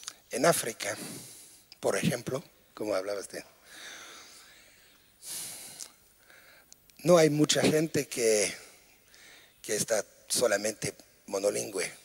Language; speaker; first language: Spanish; non-native, fluent; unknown